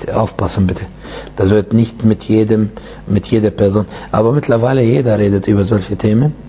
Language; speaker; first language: German; non-native, fluent; Arabic